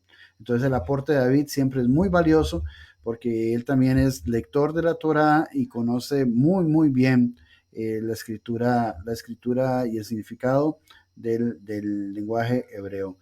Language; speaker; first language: Spanish; native; Spanish